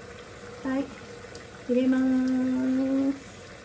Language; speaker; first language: Japanese; non-native, learner; Chinese